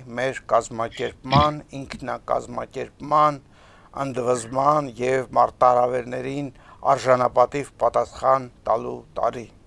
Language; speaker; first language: Armenian; native; Armenian